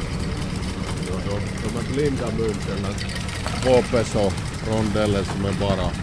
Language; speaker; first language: Swedish; non-native, local second language; Finnish